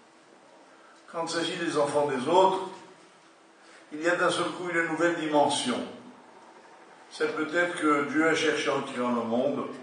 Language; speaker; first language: French; native; French